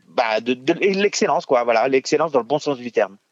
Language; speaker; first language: French; native; French